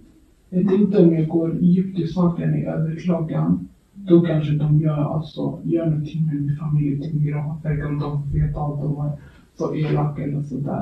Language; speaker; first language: Swedish; early bilingual, other home language; Kurdish